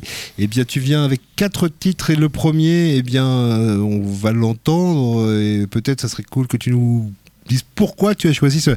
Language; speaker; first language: French; native; French